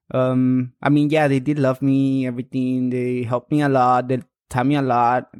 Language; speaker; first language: English; non-native, fluent; Spanish